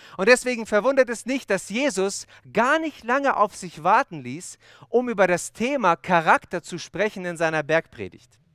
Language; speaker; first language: German; early bilingual, other home language; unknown